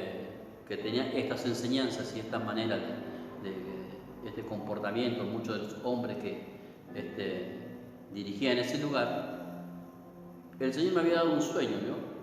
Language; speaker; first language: Spanish; native; Spanish